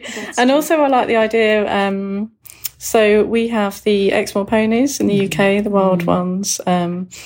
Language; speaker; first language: English; native; English